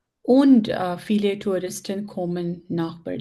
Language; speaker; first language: German; non-native, learner; Hindi